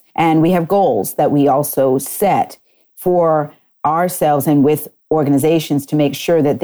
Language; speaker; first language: English; native; English